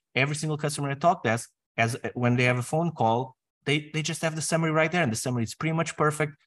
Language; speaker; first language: English; non-native, fluent; Portuguese